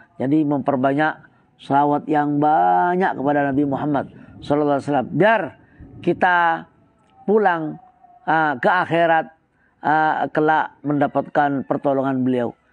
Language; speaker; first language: Indonesian; non-native, local second language; Madurese